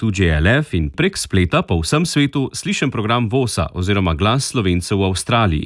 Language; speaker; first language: Slovenian; native; Slovenian